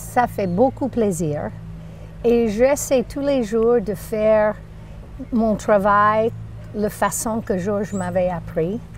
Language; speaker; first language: French; non-native, learner; English